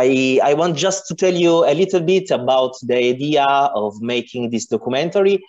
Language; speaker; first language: English; non-native, learner; Italian